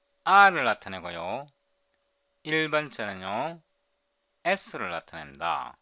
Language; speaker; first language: Korean; native; Korean